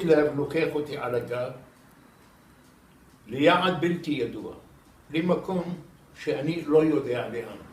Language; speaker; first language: Hebrew; non-native, fluent; Arabic